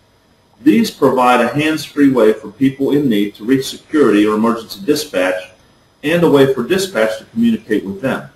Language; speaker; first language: English; native; English